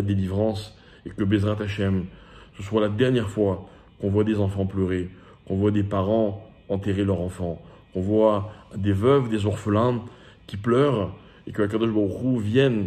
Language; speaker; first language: French; native; French